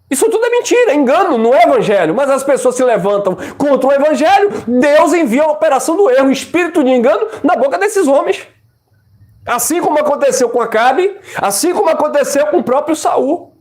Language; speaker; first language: Portuguese; native; Portuguese